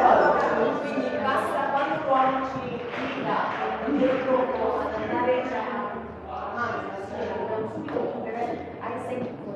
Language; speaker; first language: Italian; native; Italian